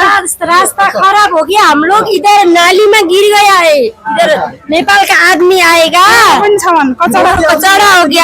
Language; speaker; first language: Hindi; non-native, learner; Nepali